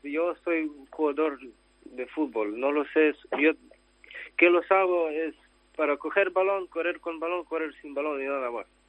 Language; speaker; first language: Spanish; non-native, learner; Ukrainian